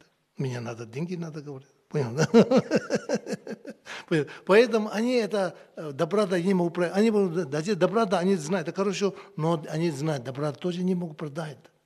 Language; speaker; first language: Russian; non-native, learner; Tibetan